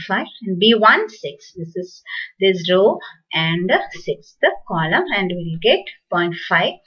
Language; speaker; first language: English; non-native, local second language; Malayalam